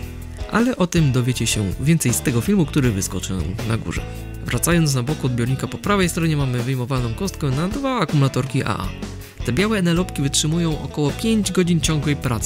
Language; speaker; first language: Polish; native; Polish